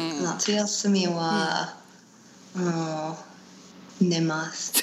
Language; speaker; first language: Japanese; non-native, learner; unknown